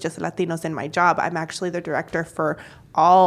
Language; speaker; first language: English; native; English